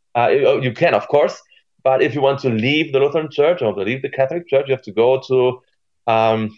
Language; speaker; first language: English; non-native, fluent; German